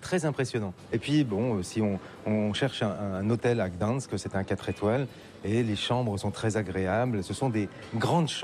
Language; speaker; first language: French; native; French